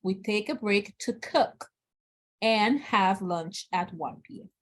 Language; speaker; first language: English; non-native, learner; Spanish